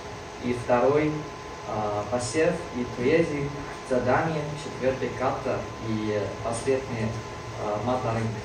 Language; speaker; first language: Russian; non-native, learner; Chinese